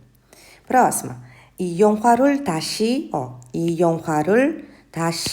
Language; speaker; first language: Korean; non-native, fluent; Portuguese